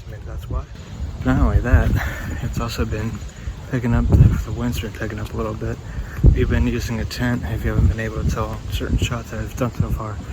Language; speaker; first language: English; native; English